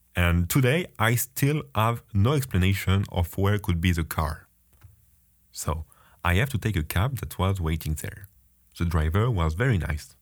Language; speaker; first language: English; non-native, fluent; French